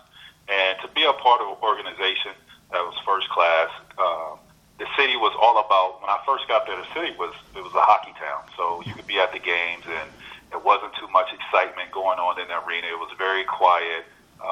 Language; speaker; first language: English; native; English